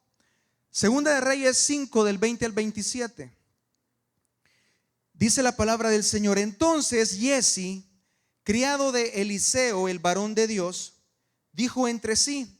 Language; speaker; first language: Spanish; native; Spanish